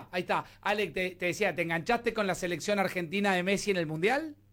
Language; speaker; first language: Spanish; native; Spanish